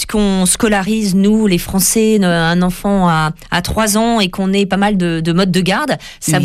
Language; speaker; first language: French; native; French